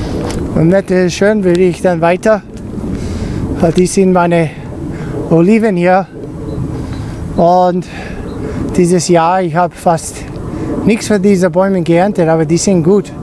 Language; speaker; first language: German; non-native, fluent; Italian